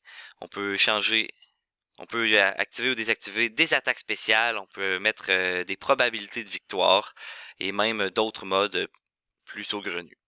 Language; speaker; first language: French; native; French